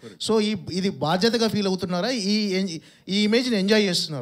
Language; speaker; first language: Telugu; native; Telugu